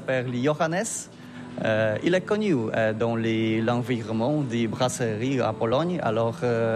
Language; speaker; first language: French; non-native, learner; Polish